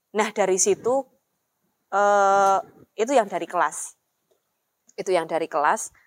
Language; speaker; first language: Indonesian; non-native, local second language; Javanese